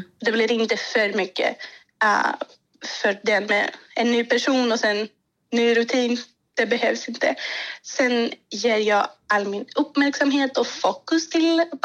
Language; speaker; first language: Swedish; non-native, fluent; Greek